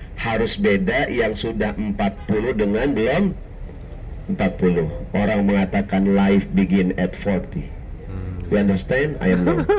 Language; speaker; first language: Indonesian; native; Indonesian